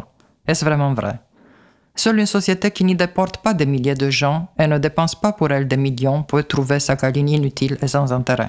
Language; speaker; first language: French; native; French